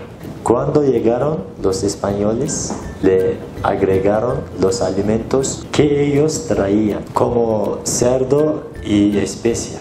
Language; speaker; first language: Spanish; non-native, learner; Turkish